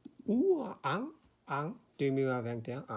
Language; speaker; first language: French; non-native, learner; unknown